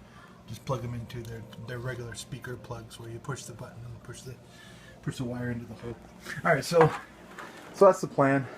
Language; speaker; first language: English; native; English